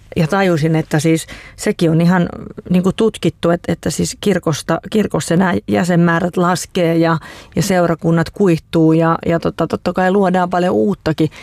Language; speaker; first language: Finnish; native; Finnish